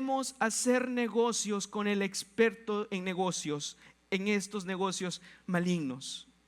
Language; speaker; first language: Spanish; native; Spanish